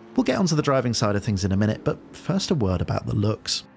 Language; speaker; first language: English; native; English